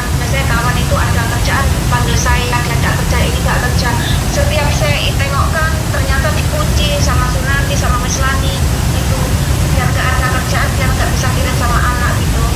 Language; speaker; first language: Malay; non-native, local second language; Javanese